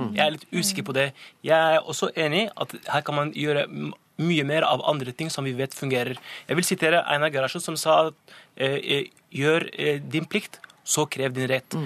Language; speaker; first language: Norwegian; early bilingual, other home language; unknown